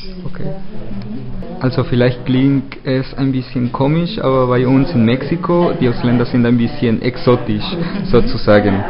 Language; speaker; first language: German; non-native, learner; Spanish